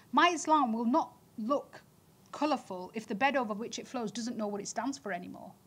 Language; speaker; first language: English; native; English